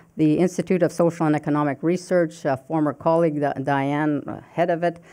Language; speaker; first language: English; non-native, fluent; Cree